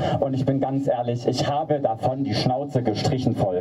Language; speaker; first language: German; native; German